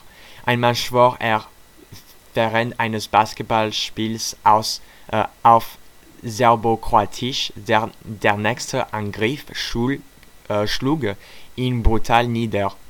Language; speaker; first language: German; non-native, learner; French